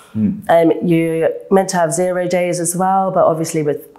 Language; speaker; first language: English; native; English